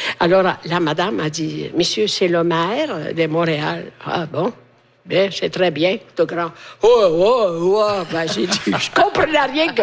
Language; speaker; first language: French; non-native, fluent; Italian